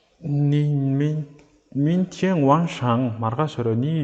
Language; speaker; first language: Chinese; non-native, fluent; Mongolian